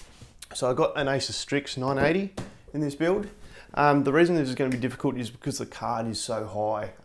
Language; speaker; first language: English; native; English